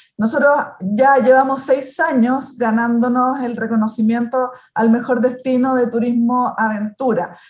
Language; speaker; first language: Spanish; native; Spanish